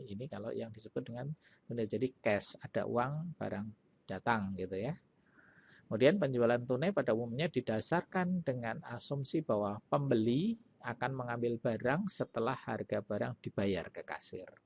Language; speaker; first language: Indonesian; native; Indonesian